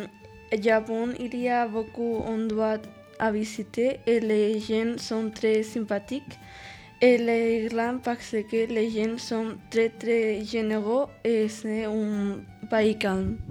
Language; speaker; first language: French; non-native, learner; Spanish